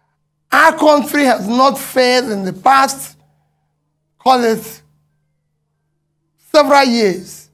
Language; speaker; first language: English; non-native, local second language; Igbo